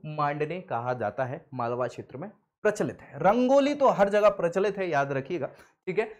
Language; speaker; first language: Hindi; native; Hindi